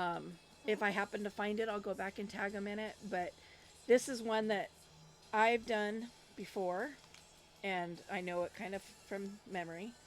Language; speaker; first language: English; native; English